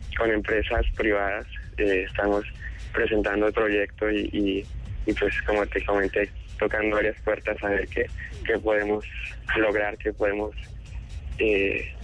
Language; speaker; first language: Spanish; native; Spanish